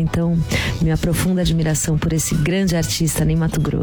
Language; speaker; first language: Portuguese; native; Portuguese